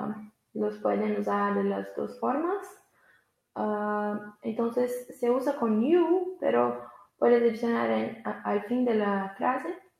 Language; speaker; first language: Spanish; non-native, fluent; Portuguese